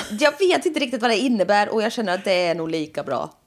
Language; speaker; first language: Swedish; native; Swedish